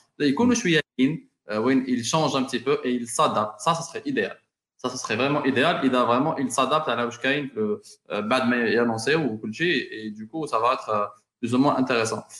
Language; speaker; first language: French; non-native, local second language; Arabic